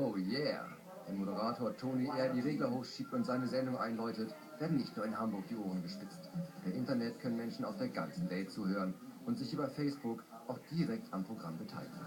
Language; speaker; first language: German; native; German